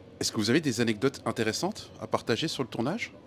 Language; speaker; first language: French; native; French